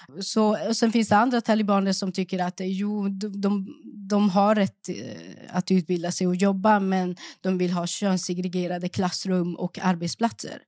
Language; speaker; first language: Swedish; early bilingual, other home language; Persian